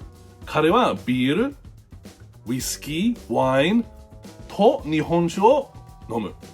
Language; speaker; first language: Japanese; non-native, fluent; English